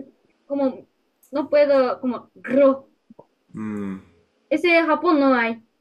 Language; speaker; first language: Spanish; non-native, learner; Japanese